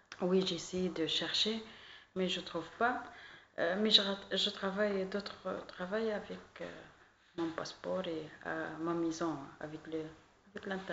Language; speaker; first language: French; non-native, learner; Arabic